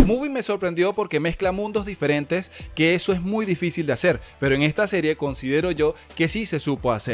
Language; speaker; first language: Spanish; native; Spanish